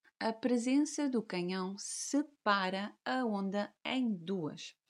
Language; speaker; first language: Portuguese; native; Portuguese